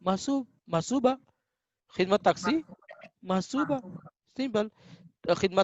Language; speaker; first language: Arabic; non-native, fluent; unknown